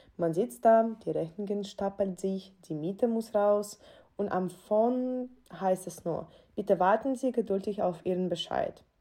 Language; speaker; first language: German; non-native, fluent; Ukrainian